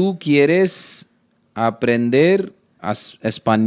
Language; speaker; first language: Spanish; non-native, learner; Hindi